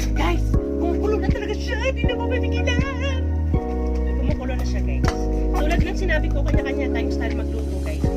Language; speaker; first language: Filipino; non-native, local second language; Kinaray-a